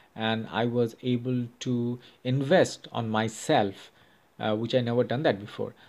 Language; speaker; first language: English; non-native, local second language; Hindi